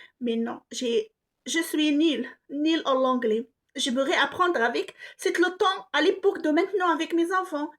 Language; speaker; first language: French; non-native, local second language; Arabic